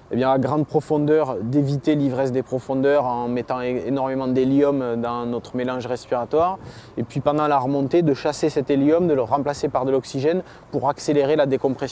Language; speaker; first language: French; native; French